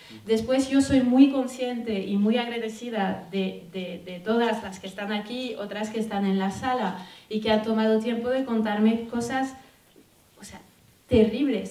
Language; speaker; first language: Spanish; non-native, fluent; French